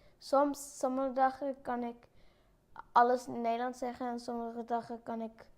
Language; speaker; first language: Dutch; early bilingual, heritage; Dutch